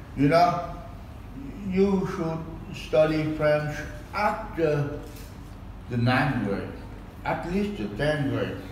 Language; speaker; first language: English; non-native, fluent; Vietnamese